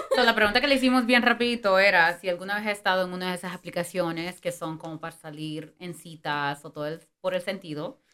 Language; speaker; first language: Spanish; early bilingual, heritage; Spanish